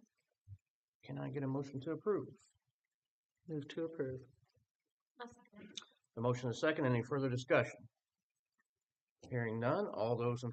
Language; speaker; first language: English; native; English